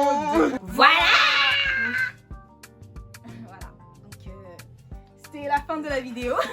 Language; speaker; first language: French; native; French